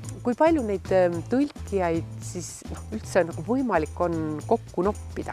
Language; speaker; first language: Estonian; native; Estonian